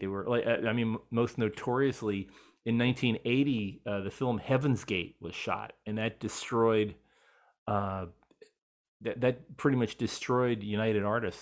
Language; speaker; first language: English; native; English